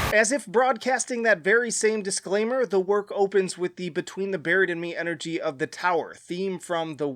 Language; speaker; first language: English; native; English